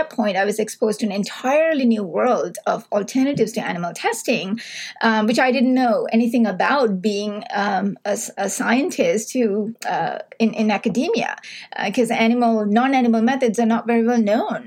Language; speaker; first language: English; non-native, local second language; Sinhala